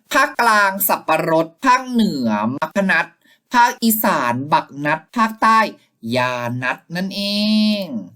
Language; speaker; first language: Thai; native; Thai